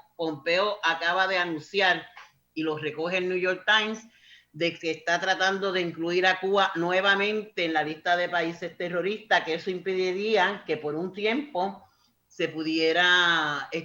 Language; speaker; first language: Spanish; native; Spanish